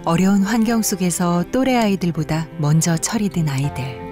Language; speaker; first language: Korean; native; Korean